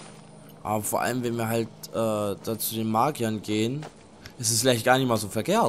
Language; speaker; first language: German; native; German